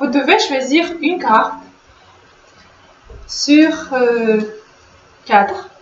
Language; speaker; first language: French; non-native, fluent; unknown